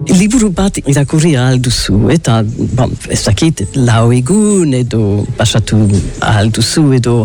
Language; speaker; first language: Basque; early bilingual, heritage; English